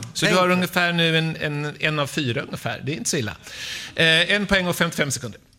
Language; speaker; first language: Swedish; native; Swedish